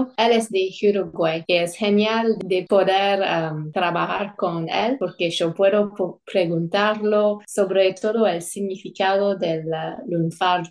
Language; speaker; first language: Spanish; non-native, fluent; English